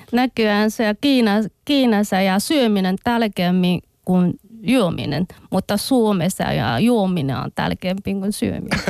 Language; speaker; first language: Finnish; non-native, learner; Chinese